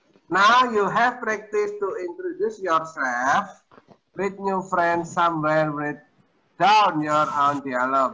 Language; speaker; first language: English; non-native, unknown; Indonesian